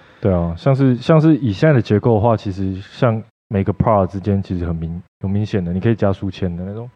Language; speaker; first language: Chinese; native; Chinese